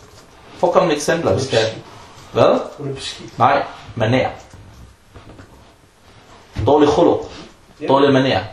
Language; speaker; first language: Danish; non-native, fluent; Arabic